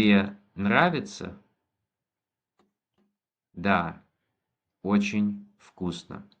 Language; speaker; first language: Russian; non-native, fluent; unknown